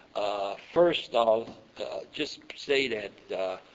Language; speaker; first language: English; early bilingual, other home language; Yiddish